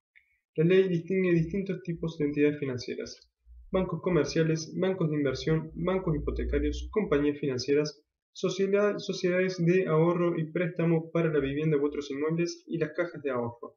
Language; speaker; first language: Spanish; native; Spanish